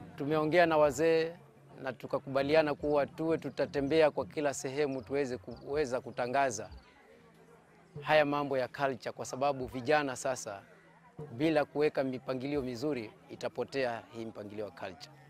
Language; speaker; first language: Swahili; non-native, local second language; Giryama